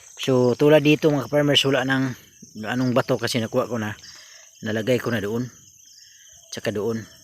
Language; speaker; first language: Filipino; non-native, local second language; Cebuano